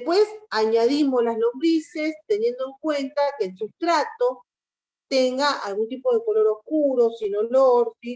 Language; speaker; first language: Spanish; native; Spanish